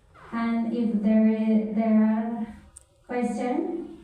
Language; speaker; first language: English; non-native, learner; Indonesian